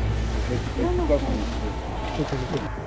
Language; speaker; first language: Italian; native; Italian